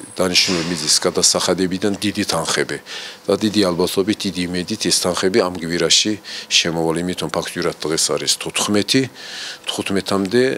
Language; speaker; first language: Georgian; non-native, local second language; Azerbaijani